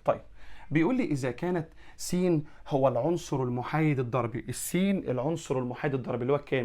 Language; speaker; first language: Arabic; native; Arabic